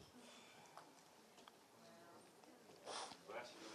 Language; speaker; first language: English; native; English